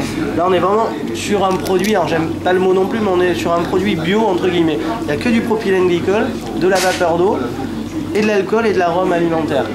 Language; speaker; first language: French; native; French